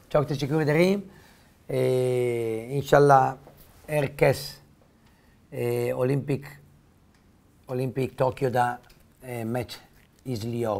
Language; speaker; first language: Turkish; non-native, learner; Italian